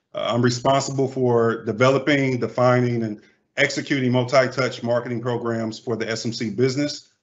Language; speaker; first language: English; native; English